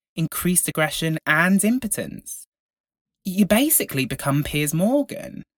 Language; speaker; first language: English; native; English